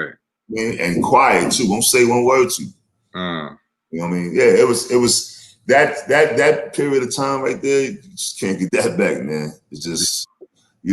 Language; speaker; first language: English; native; English